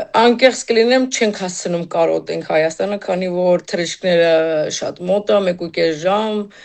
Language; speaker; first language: Armenian; native; Armenian